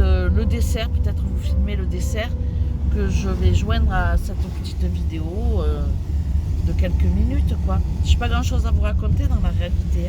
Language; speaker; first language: French; native; French